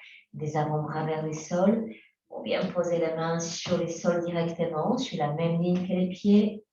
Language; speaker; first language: French; native; French